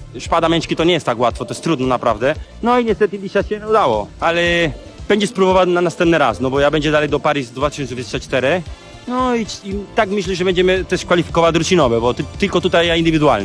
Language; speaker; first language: Polish; non-native, learner; Spanish